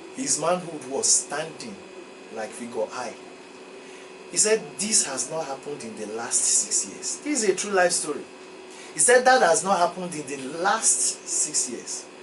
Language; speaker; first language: English; non-native, local second language; Yoruba